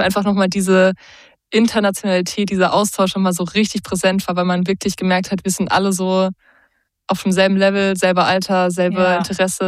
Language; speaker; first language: German; native; German